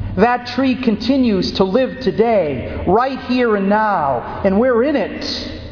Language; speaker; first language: English; native; English